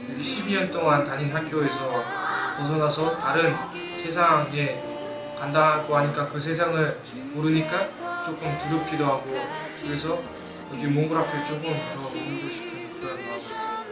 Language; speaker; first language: Korean; early bilingual, other home language; Mongolian